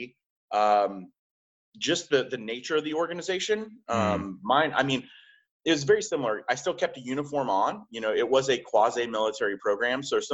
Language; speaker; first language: English; native; English